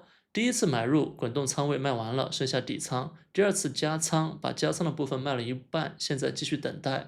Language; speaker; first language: Chinese; native; Chinese